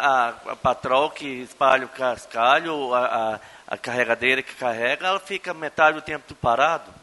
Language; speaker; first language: Portuguese; native; Portuguese